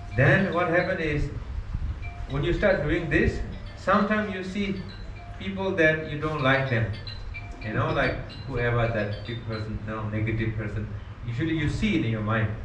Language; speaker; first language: English; non-native, learner; Nepali